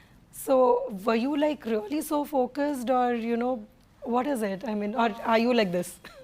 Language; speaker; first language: English; non-native, local second language; Telugu